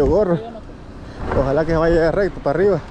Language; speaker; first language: Spanish; native; Spanish